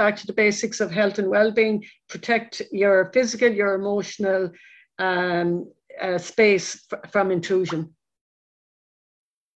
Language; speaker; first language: English; native; English